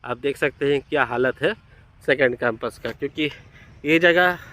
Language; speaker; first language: Hindi; non-native, local second language; Bangla